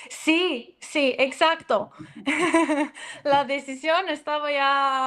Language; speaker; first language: Spanish; non-native, fluent; Greek